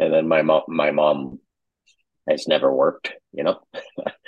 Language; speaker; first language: English; non-native, local second language; Urdu